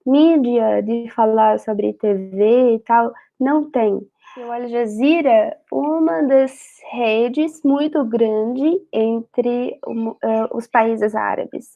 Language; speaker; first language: Portuguese; non-native, fluent; Arabic